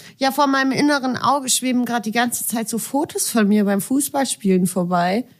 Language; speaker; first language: German; native; German